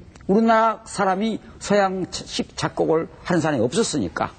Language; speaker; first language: Korean; native; Korean